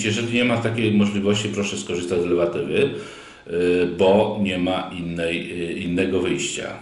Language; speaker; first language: Polish; native; Polish